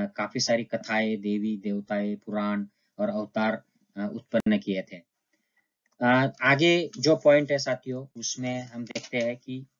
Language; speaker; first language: Hindi; non-native, local second language; Marathi